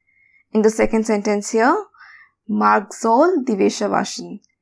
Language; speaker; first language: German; non-native, fluent; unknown